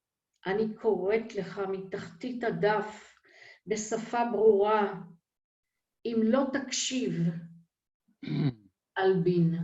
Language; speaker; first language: Hebrew; native; Hebrew